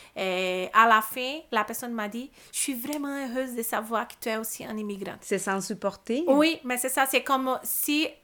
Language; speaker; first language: French; non-native, fluent; Portuguese